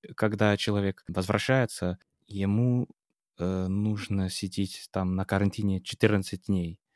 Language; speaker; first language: Russian; non-native, fluent; English